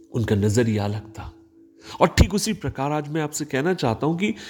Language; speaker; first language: Hindi; non-native, local second language; Marathi